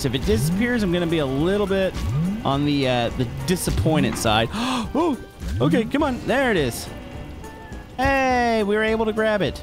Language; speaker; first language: English; native; English